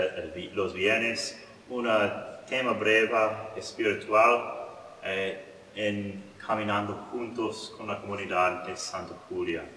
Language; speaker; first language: Spanish; non-native, learner; English